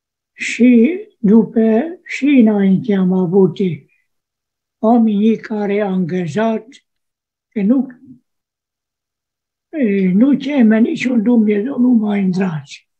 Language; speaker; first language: Romanian; non-native, local second language; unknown